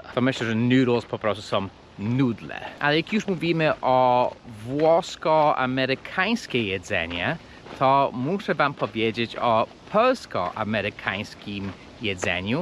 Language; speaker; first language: Polish; early bilingual, heritage; Polish